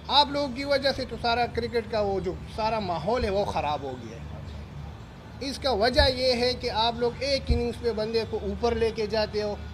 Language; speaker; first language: Urdu; non-native, local second language; Pashto